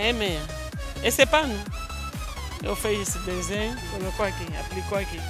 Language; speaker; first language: Portuguese; non-native, learner; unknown